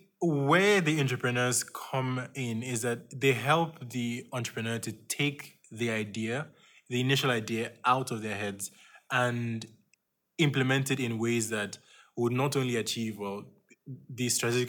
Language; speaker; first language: English; non-native, local second language; Yoruba